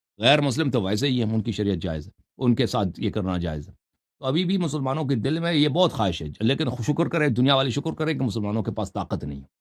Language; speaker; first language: Urdu; non-native, fluent; Persian